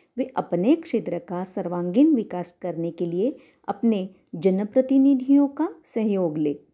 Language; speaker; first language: Hindi; non-native, local second language; Marathi